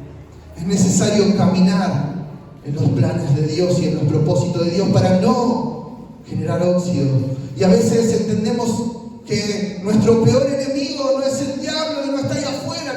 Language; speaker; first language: Spanish; native; Spanish